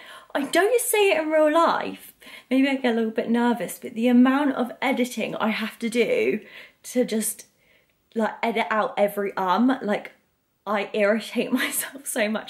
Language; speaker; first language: English; native; English